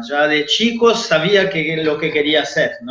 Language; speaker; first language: Spanish; non-native, fluent; French